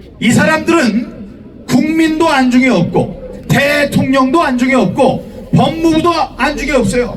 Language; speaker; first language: Korean; native; Korean